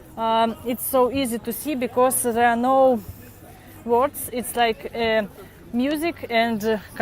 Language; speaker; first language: English; non-native, fluent; Russian